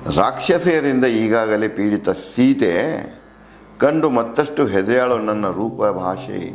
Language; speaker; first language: Kannada; native; Kannada